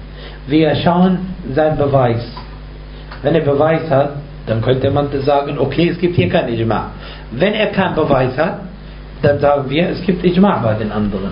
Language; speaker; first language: German; non-native, fluent; Arabic